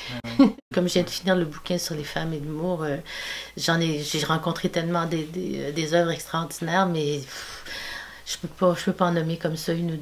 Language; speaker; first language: French; native; French